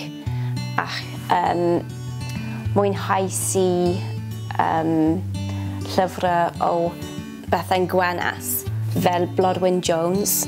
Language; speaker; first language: Welsh; non-native, learner; English